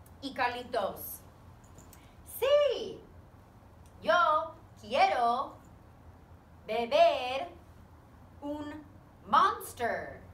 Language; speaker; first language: Spanish; non-native, fluent; English